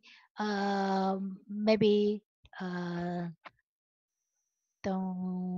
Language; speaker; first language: English; non-native, learner; Chinese